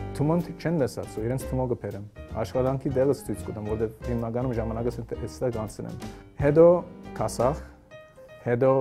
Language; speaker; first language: Armenian; early bilingual, heritage; Armenian